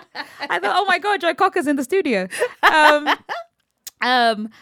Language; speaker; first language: English; native; English